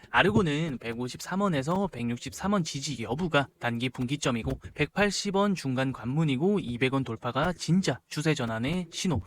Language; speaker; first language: Korean; native; Korean